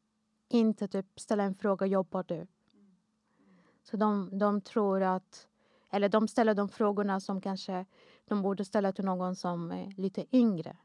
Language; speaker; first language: Swedish; non-native, fluent; Arabic